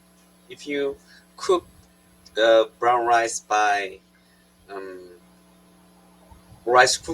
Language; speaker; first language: English; non-native, learner; Korean